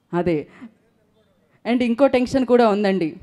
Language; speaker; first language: Telugu; native; Telugu